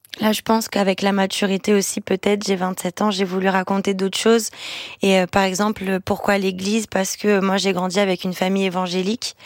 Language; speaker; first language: French; non-native, fluent; Portuguese